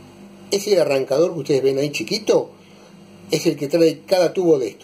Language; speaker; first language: Spanish; native; Spanish